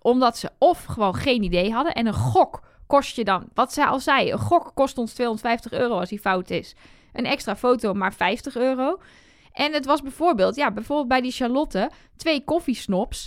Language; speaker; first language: Dutch; native; Dutch